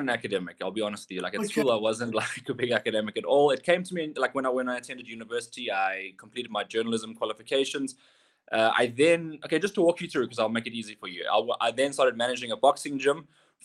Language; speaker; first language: English; native; English